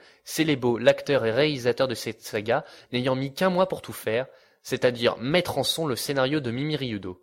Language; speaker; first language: French; native; French